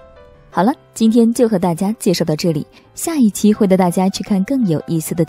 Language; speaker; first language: Chinese; native; Chinese